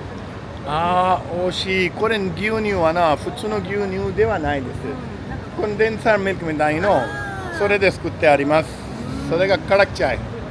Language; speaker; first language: Japanese; non-native, fluent; Urdu